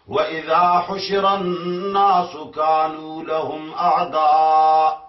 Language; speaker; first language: Urdu; non-native, local second language; Pashto